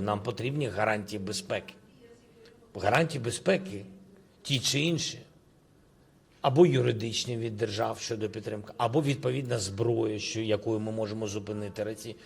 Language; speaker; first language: Ukrainian; non-native, local second language; Russian